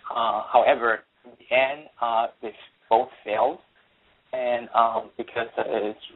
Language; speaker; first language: English; non-native, fluent; Chinese